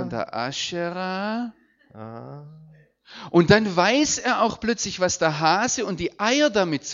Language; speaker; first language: German; native; German